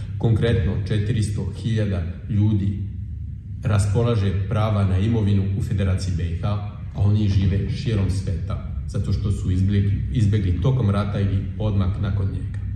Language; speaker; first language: Serbian; non-native, fluent; French